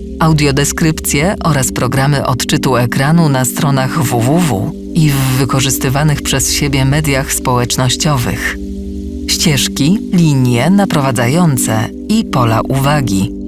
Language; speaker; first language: Polish; native; Polish